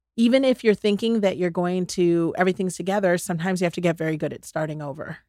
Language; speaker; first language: English; early bilingual, other home language; Akan